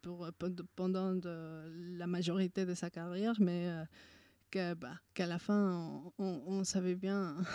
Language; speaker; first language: French; non-native, fluent; Spanish